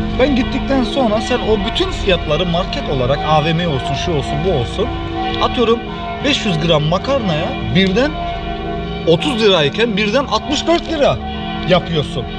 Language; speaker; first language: Turkish; early bilingual, heritage; Turkish